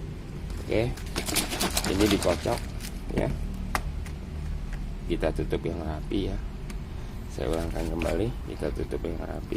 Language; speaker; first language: Indonesian; native; Indonesian